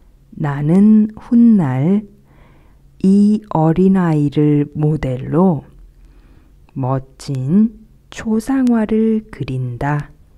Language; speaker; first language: Korean; native; Korean